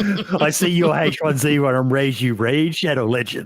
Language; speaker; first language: English; native; English